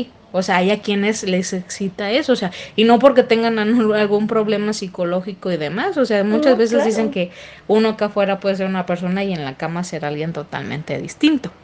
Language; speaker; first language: Spanish; native; Spanish